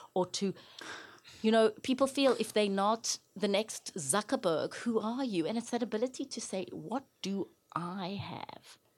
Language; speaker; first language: English; native; English